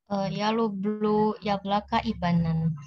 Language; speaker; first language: Russian; non-native, learner; Indonesian